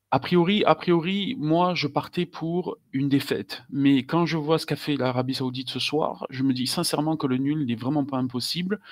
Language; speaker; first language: French; native; French